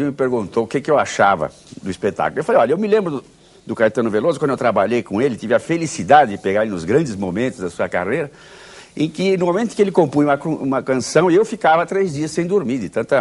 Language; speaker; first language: Portuguese; native; Portuguese